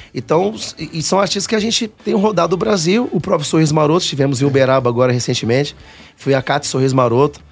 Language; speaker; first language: Portuguese; native; Portuguese